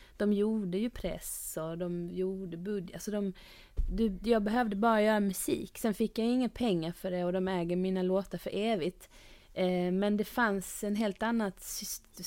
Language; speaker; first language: Swedish; native; Swedish